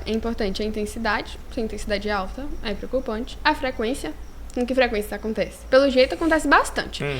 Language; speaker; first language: Portuguese; native; Portuguese